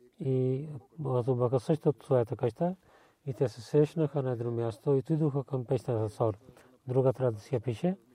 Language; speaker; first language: Bulgarian; non-native, fluent; Urdu